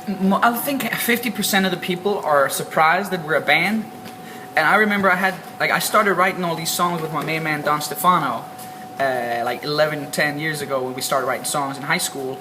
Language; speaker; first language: English; non-native, fluent; Danish